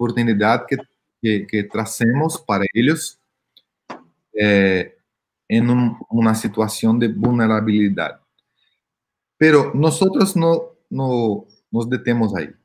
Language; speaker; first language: Spanish; non-native, fluent; Portuguese